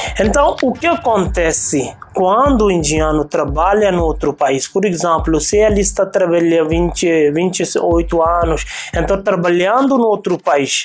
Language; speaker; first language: Portuguese; non-native, fluent; Hindi